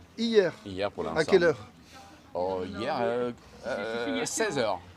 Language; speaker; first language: French; native; French